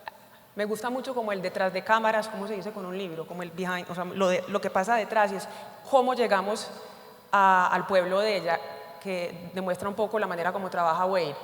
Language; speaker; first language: Spanish; native; Spanish